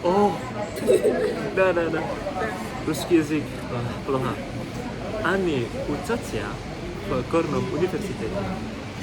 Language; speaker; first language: Russian; non-native, learner; Indonesian